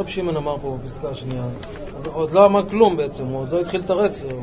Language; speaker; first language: Hebrew; native; Hebrew